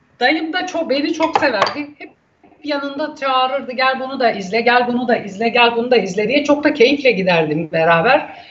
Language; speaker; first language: Turkish; native; Turkish